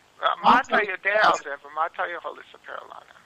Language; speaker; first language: Hebrew; non-native, learner; English